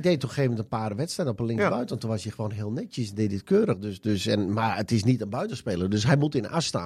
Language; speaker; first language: Dutch; native; Dutch